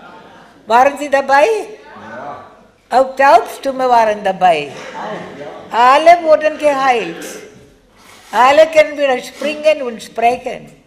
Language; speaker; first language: German; non-native, fluent; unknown